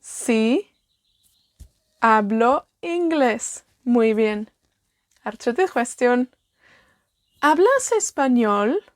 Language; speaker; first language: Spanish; non-native, fluent; Welsh